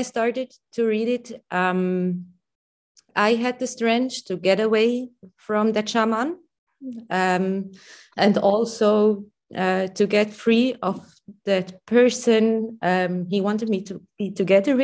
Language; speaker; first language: English; non-native, fluent; German